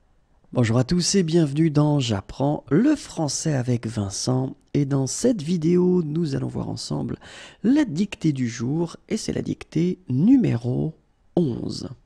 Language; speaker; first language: French; native; French